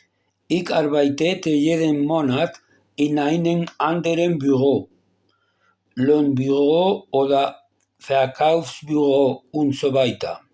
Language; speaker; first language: German; non-native, learner; Spanish